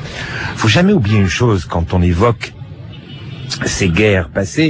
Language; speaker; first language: French; native; French